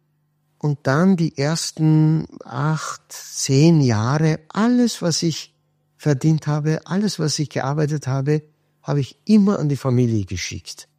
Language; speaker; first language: German; non-native, fluent; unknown